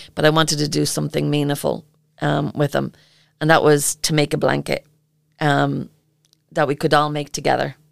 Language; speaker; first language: English; native; English